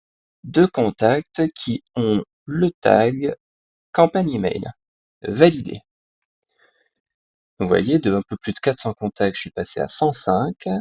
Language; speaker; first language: French; native; French